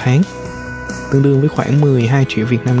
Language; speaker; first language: Vietnamese; native; Vietnamese